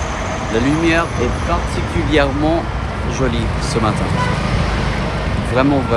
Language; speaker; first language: French; non-native, fluent; English